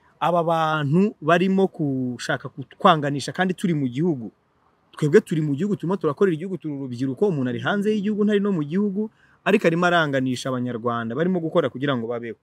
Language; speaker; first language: Kinyarwanda; native; Kinyarwanda